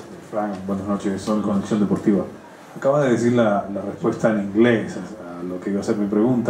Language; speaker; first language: Spanish; native; Spanish